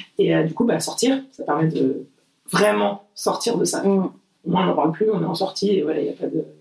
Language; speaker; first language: French; early bilingual, other home language; Portuguese